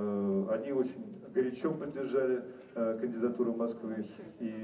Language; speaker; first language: Russian; native; Russian